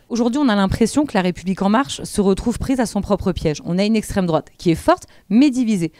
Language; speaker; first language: French; native; French